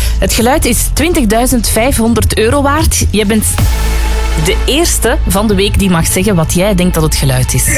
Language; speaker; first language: Dutch; native; Dutch